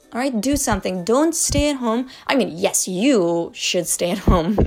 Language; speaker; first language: English; non-native, fluent; Chinese